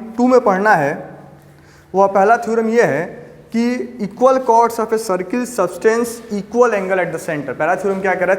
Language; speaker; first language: Hindi; native; Hindi